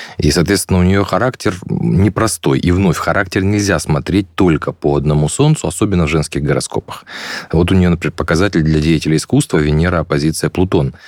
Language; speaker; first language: Russian; native; Russian